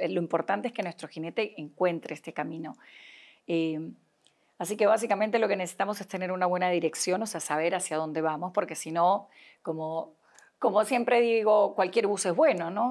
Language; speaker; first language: Spanish; native; Spanish